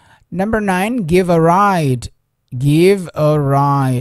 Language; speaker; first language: English; non-native, fluent; Indonesian